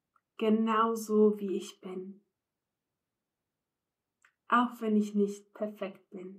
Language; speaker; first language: German; non-native, fluent; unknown